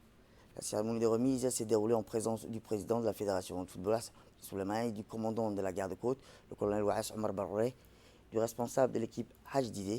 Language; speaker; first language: French; native; French